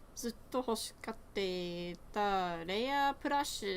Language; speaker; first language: Japanese; non-native, learner; English